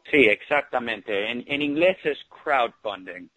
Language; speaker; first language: Spanish; early bilingual, heritage; Spanish